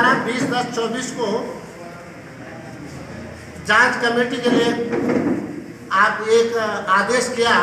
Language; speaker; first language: Hindi; native; Hindi